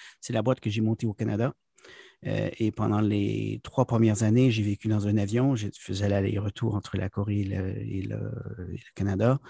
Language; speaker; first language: French; native; French